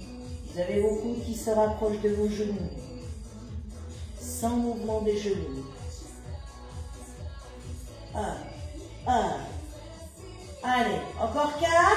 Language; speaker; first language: French; native; French